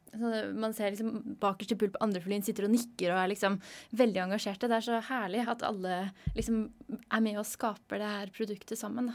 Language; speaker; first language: Norwegian; native; Norwegian